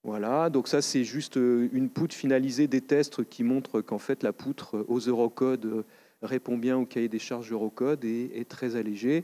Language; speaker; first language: French; native; French